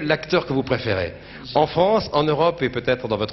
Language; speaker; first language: French; native; French